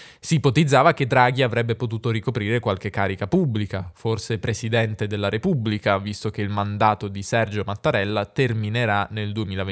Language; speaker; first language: Italian; native; Italian